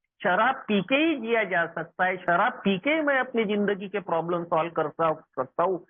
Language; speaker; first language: Hindi; non-native, local second language; Marathi